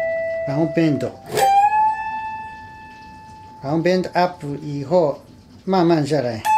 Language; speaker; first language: Chinese; non-native, fluent; Japanese